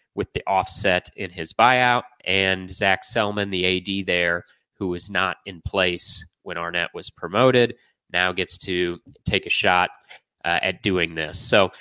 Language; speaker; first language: English; native; English